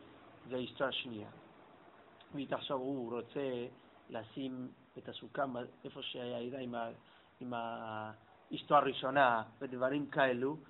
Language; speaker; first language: Hebrew; non-native, fluent; English